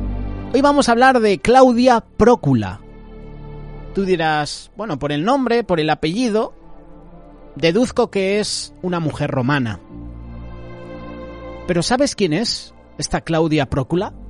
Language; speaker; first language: Spanish; native; Spanish